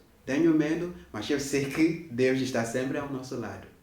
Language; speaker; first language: Portuguese; non-native, fluent; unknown